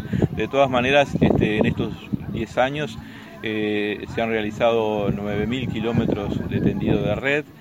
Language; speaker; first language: Spanish; native; Spanish